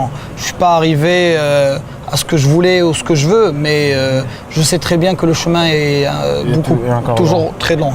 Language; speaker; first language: French; non-native, local second language; Arabic